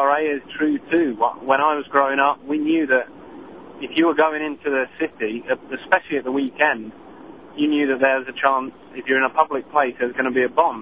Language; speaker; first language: English; native; English